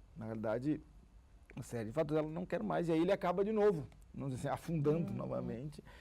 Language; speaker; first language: Portuguese; native; Portuguese